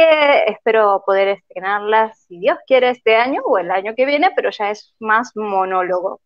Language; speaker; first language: Spanish; native; Spanish